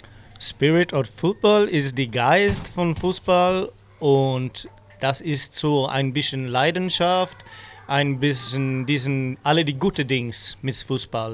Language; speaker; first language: German; non-native, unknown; Swedish